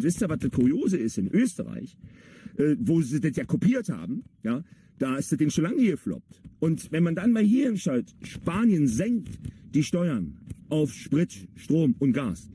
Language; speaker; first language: German; native; German